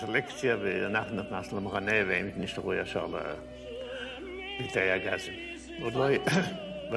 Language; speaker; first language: Hebrew; non-native, fluent; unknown